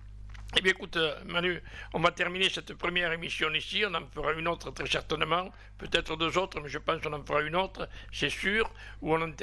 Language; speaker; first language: French; native; French